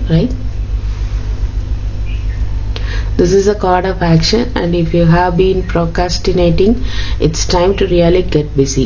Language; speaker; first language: English; non-native, local second language; Tamil